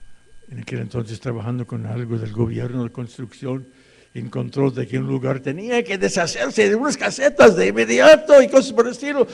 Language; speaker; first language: Spanish; non-native, fluent; English